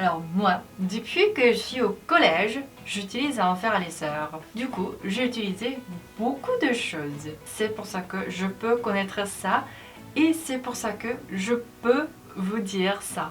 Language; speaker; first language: French; non-native, learner; Korean